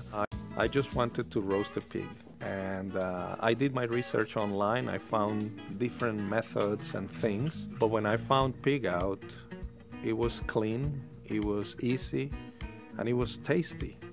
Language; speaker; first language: English; non-native, fluent; Spanish